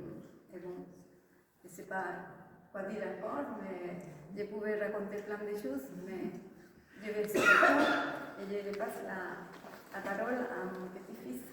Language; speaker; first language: French; non-native, fluent; Spanish